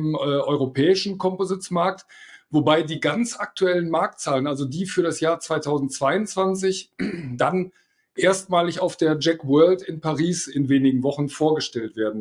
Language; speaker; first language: German; native; German